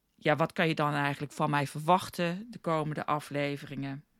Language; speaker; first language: Dutch; early bilingual, heritage; Afrikaans